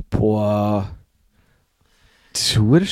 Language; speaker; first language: German; native; German